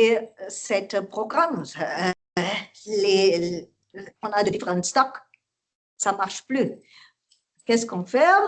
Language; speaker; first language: French; non-native, learner; German